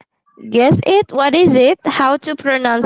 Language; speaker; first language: English; non-native, fluent; Indonesian